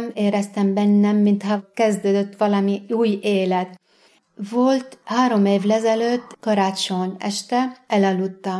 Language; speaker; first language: Hungarian; non-native, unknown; Arabic